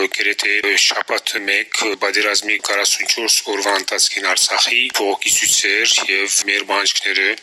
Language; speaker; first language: Armenian; early bilingual, heritage; Armenian